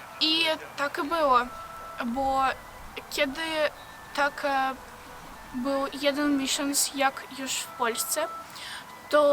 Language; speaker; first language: Polish; non-native, learner; Ukrainian